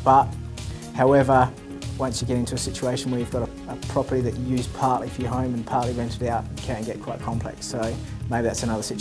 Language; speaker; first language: English; native; English